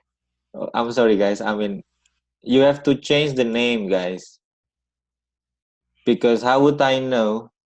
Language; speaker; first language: English; non-native, learner; Indonesian